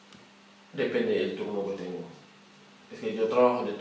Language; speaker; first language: Spanish; non-native, learner; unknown